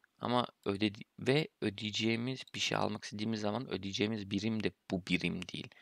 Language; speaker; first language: Turkish; early bilingual, heritage; Turkish